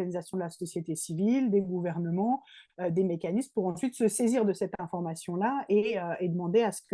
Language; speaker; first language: French; native; French